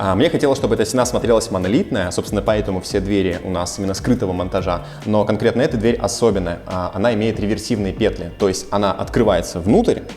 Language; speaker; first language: Russian; native; Russian